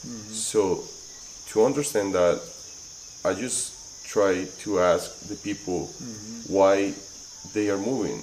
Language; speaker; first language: English; non-native, fluent; Spanish